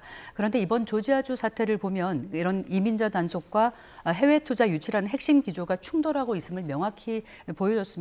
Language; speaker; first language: Korean; native; Korean